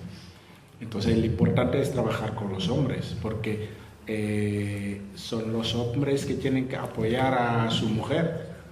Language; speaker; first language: Spanish; non-native, fluent; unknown